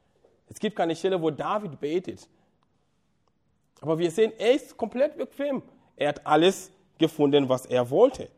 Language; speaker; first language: German; non-native, fluent; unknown